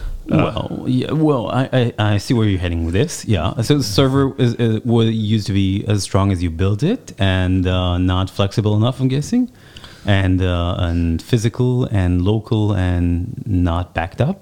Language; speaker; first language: English; non-native, fluent; Hebrew